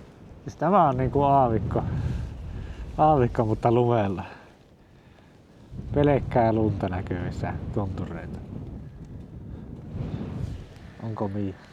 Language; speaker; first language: Finnish; native; Finnish